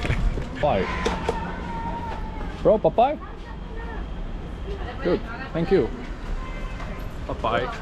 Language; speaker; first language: English; non-native, learner; Arabic